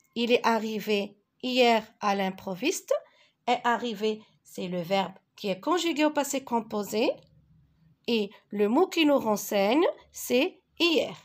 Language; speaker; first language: French; non-native, local second language; Arabic